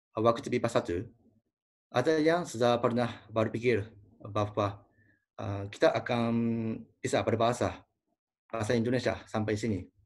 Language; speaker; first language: Indonesian; non-native, learner; Japanese